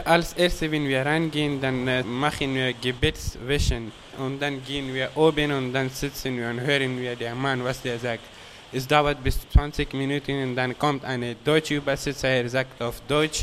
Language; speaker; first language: German; non-native, learner; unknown